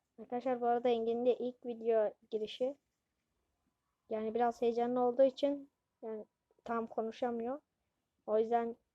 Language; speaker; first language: Turkish; native; Turkish